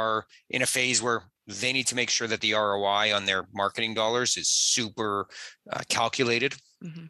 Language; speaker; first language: English; native; English